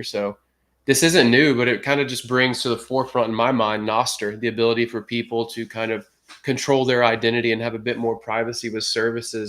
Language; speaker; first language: English; native; English